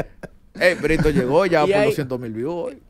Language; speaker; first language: Spanish; native; Spanish